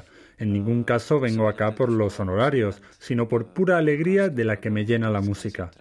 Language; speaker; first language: Spanish; native; Spanish